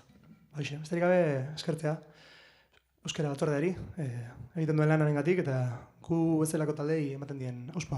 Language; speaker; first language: Basque; native; Basque